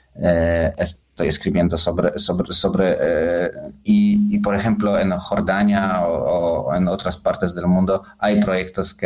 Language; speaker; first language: Spanish; non-native, fluent; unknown